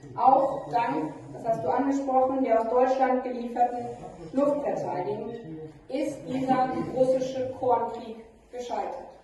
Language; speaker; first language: German; native; German